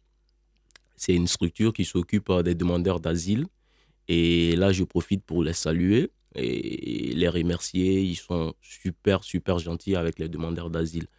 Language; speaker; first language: French; non-native, local second language; Bambara